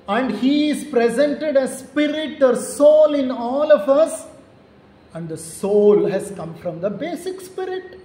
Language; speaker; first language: English; non-native, local second language; Kannada